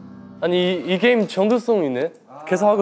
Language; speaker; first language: Korean; native; Korean